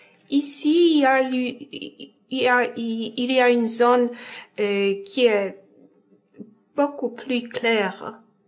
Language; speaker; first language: French; non-native, fluent; Polish